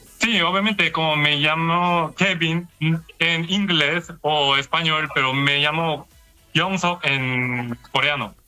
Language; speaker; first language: Spanish; non-native, learner; Korean